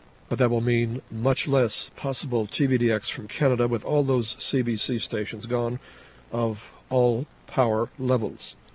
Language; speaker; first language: English; native; English